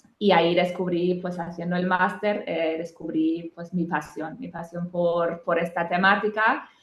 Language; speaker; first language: Spanish; non-native, fluent; German